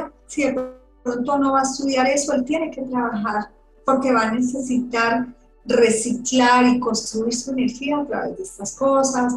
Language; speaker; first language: Spanish; native; Spanish